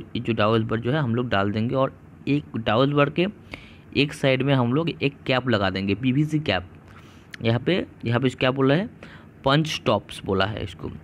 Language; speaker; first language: Hindi; non-native, local second language; Bangla